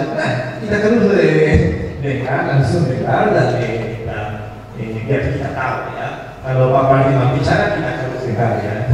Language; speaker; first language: Indonesian; non-native, fluent; Spanish